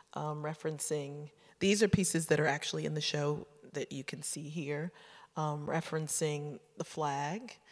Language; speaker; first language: English; native; English